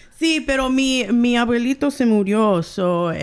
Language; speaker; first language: Spanish; early bilingual, heritage; Spanish